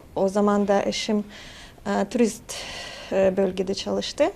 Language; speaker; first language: Turkish; non-native, fluent; Russian